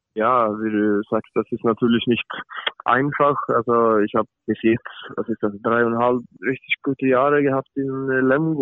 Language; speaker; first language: German; non-native, fluent; Swedish